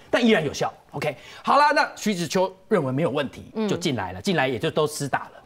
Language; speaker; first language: Chinese; native; Chinese